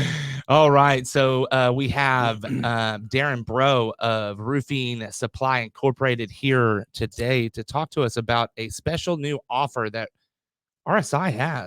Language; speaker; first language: English; native; English